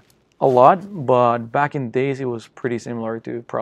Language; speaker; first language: English; non-native, fluent; Spanish